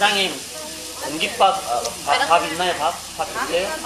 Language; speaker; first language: Korean; non-native, learner; Filipino